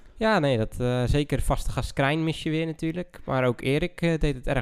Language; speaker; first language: Dutch; native; Dutch